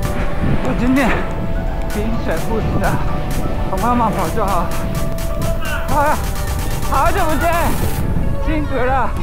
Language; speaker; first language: Chinese; non-native, learner; Japanese